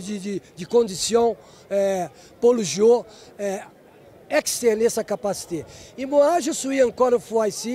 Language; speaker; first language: French; non-native, fluent; Portuguese